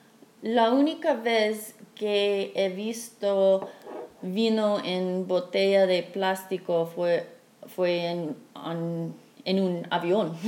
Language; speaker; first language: Spanish; non-native, learner; English